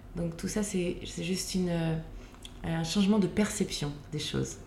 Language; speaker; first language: French; native; French